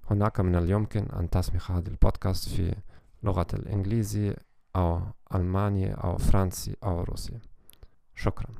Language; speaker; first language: Arabic; non-native, learner; German